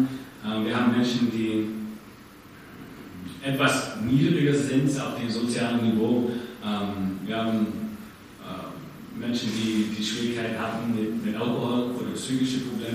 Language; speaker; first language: German; non-native, fluent; English